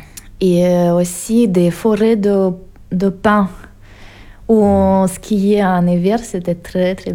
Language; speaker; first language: French; non-native, fluent; Russian